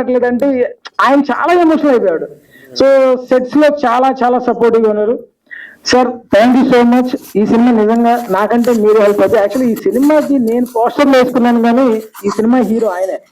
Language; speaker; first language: Telugu; native; Telugu